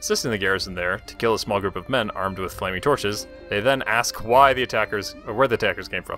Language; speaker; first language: English; native; English